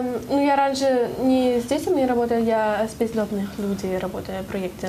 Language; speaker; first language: Russian; non-native, learner; German